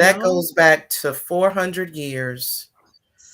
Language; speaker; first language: English; native; English